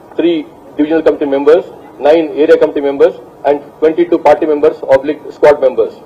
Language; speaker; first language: English; non-native, local second language; Telugu